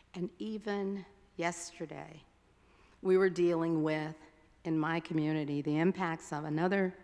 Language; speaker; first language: English; native; English